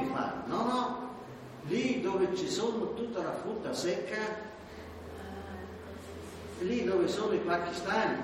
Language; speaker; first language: Italian; non-native, learner; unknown